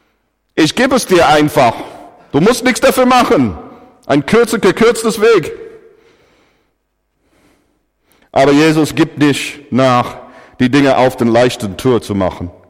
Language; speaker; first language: German; non-native, fluent; English